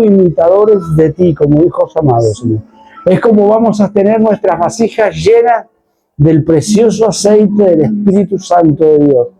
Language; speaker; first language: Spanish; native; Spanish